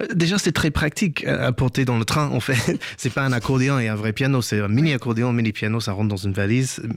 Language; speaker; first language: French; non-native, fluent; English